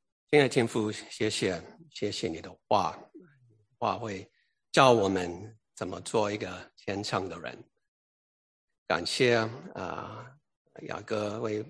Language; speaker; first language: Chinese; early bilingual, heritage; English